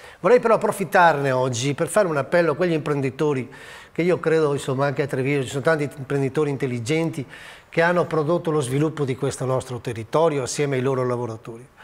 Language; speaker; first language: Italian; native; Italian